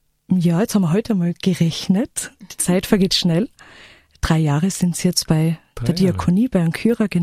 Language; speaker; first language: German; native; German